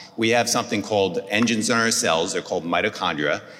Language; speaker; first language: English; native; English